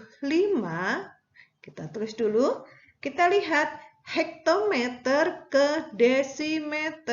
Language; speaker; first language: Indonesian; native; Indonesian